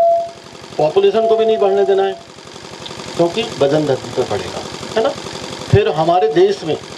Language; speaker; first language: Hindi; native; Hindi